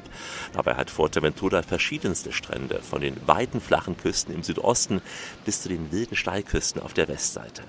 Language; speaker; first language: German; native; German